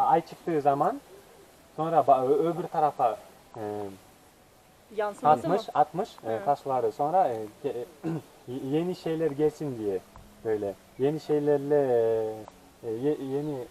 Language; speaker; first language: Turkish; non-native, local second language; Kyrgyz